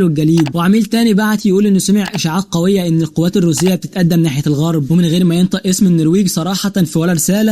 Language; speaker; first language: Arabic; native; Arabic